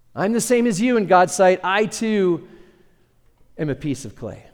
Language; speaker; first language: English; early bilingual, other home language; Spanish